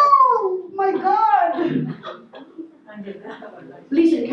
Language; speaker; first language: English; non-native, local second language; Filipino